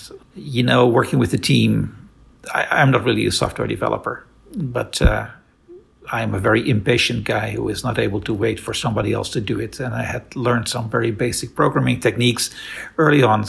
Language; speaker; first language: English; non-native, fluent; Dutch